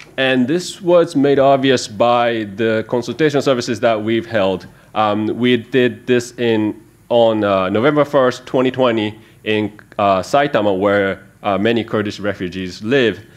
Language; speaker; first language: English; non-native, fluent; Japanese